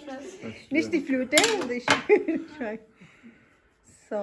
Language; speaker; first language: German; non-native, learner; Urdu